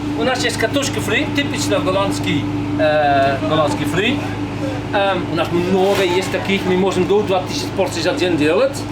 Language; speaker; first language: Ukrainian; non-native, learner; Dutch